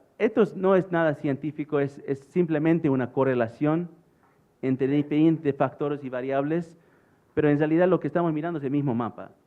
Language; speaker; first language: Spanish; early bilingual, heritage; English